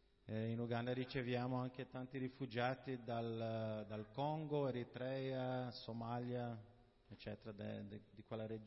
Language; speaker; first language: Italian; non-native, fluent; Portuguese